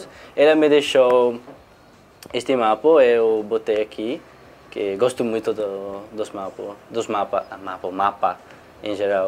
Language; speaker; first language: Portuguese; non-native, fluent; Italian